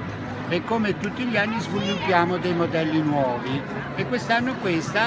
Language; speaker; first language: Italian; native; Italian